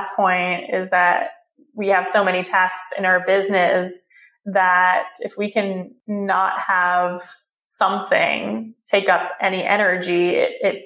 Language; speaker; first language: English; early bilingual, other home language; Hebrew